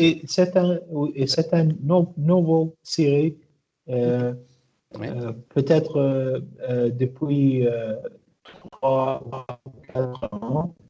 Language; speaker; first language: French; non-native, learner; Arabic